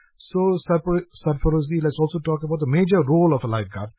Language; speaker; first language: English; non-native, local second language; Bangla